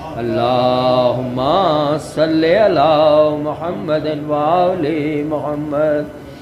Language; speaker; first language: Urdu; native; Urdu